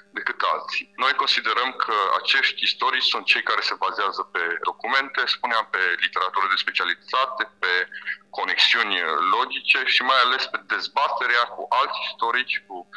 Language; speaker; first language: Romanian; native; Romanian